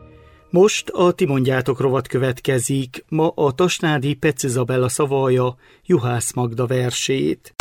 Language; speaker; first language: Hungarian; native; Hungarian